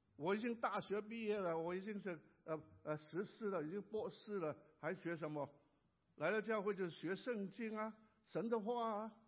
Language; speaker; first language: Chinese; non-native, local second language; Cantonese